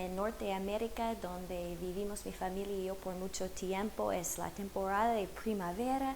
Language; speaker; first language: Spanish; non-native, fluent; English